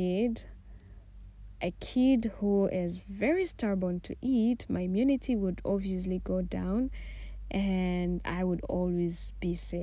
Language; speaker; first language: English; non-native, local second language; Swahili